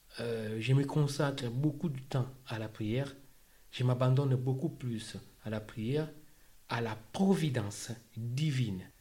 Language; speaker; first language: French; non-native, local second language; Lingala